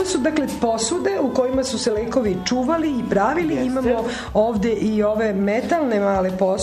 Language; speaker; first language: Serbian; native; Serbian